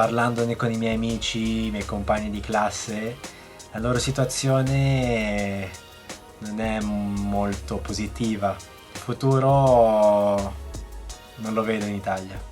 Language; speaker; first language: Italian; early bilingual, other home language; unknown